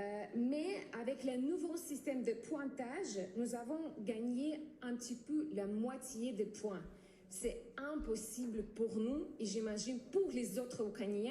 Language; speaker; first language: French; non-native, learner; Ukrainian